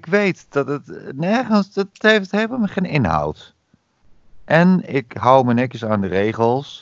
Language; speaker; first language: Dutch; native; Dutch